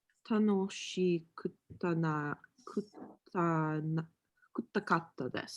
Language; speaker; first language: Japanese; non-native, learner; English